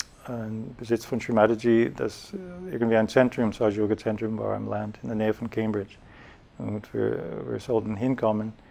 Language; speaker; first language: German; non-native, fluent; English